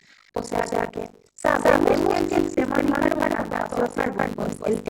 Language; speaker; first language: Spanish; native; Spanish